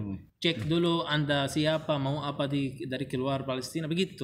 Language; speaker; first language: Indonesian; non-native, learner; Arabic